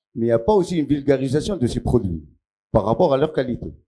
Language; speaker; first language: French; non-native, local second language; Arabic